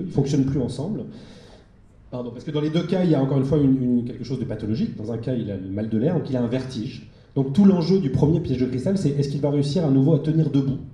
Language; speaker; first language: French; native; French